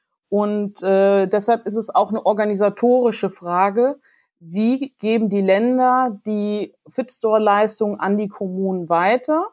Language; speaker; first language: German; native; German